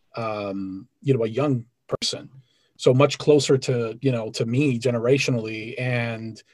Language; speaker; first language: English; early bilingual, other home language; Spanish